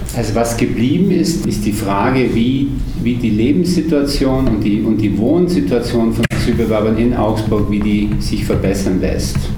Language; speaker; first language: German; native; German